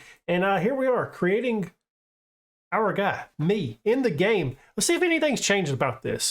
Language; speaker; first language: English; native; English